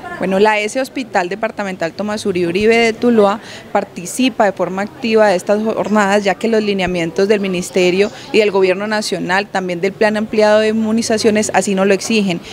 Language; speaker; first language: Spanish; native; Spanish